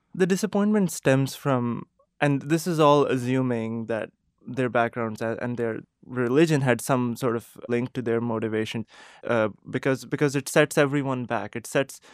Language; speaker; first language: English; non-native, local second language; Urdu